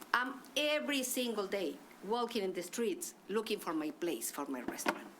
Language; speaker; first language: English; non-native, learner; Spanish